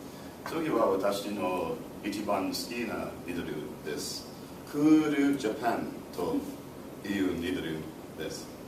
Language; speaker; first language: Japanese; non-native, learner; English